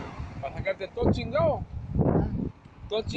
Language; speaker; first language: Spanish; native; Spanish